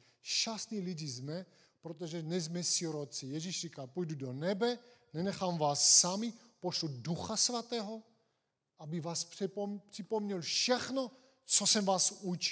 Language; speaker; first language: Czech; non-native, fluent; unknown